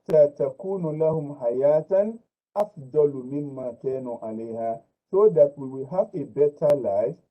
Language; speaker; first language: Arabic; non-native, fluent; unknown